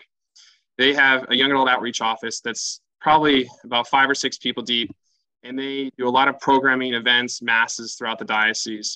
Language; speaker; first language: English; native; English